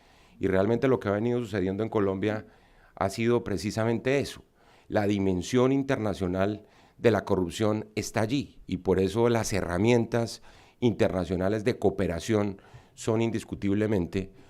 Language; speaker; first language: Spanish; native; Spanish